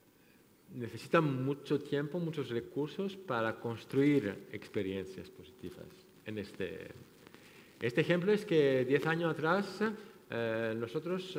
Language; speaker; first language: Spanish; non-native, fluent; French